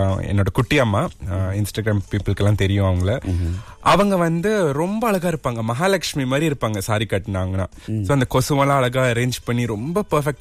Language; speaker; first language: Tamil; early bilingual, heritage; Tamil